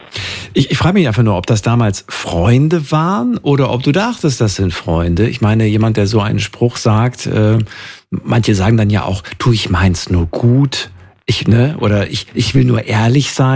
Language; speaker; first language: German; native; German